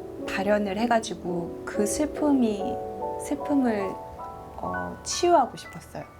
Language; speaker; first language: Korean; native; Korean